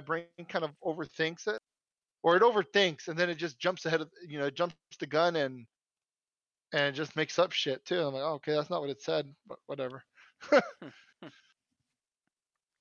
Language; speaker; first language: English; early bilingual, other home language; Spanish